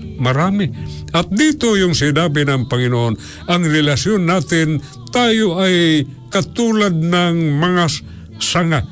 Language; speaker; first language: Filipino; non-native, local second language; Cebuano